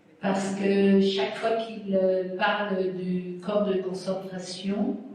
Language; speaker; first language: French; non-native, fluent; Spanish